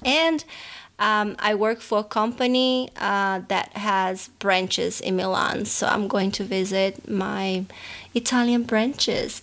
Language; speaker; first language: English; non-native, fluent; Portuguese